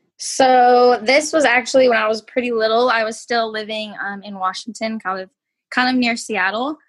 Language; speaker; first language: English; native; English